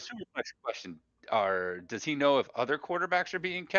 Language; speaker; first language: English; native; English